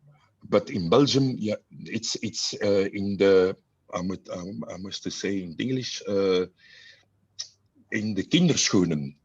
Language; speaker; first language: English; non-native, learner; Dutch